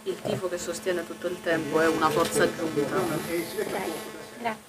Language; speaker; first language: Italian; native; Italian